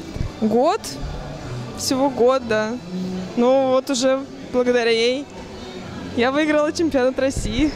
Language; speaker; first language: Russian; native; Russian